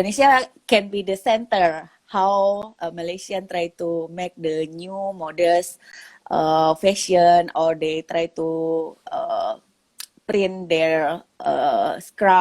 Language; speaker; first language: English; non-native, local second language; Indonesian